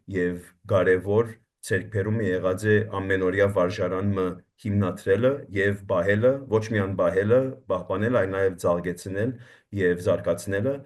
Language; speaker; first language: Armenian; early bilingual, heritage; Armenian